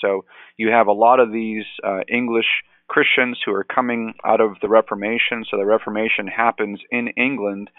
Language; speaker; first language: English; native; English